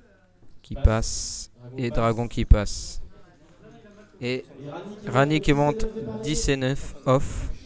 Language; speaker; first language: French; native; French